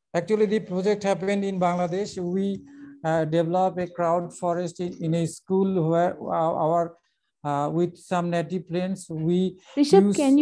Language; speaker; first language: English; non-native, local second language; Bangla